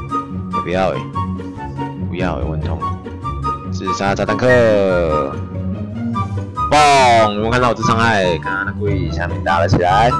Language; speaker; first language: Chinese; native; Chinese